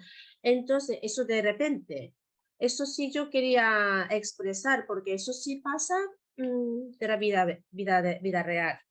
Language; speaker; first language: Spanish; non-native, learner; Japanese